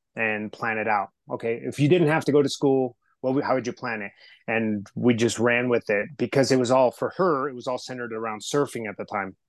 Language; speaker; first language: English; early bilingual, other home language; Spanish